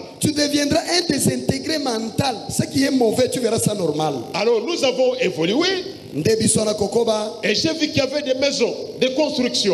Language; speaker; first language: French; non-native, local second language; Lingala